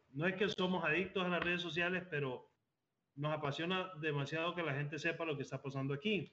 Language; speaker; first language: Spanish; native; Spanish